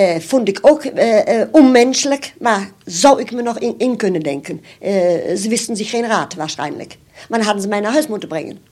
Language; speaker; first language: Dutch; non-native, fluent; German